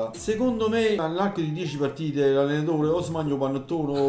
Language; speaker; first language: Italian; native; Italian